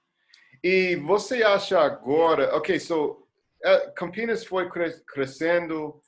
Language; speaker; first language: Portuguese; non-native, learner; English